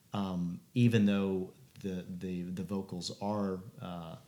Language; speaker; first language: English; native; English